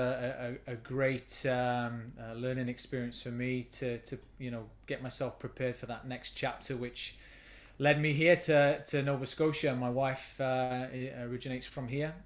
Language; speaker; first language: English; native; English